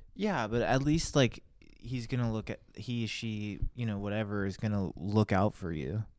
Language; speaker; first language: English; native; English